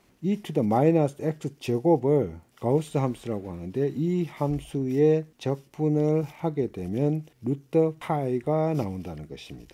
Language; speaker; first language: Korean; native; Korean